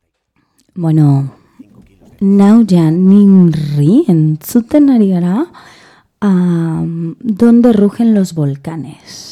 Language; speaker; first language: Basque; non-native, learner; Spanish